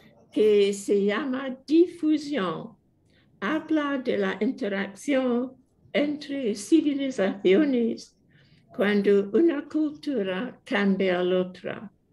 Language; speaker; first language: Spanish; non-native, fluent; English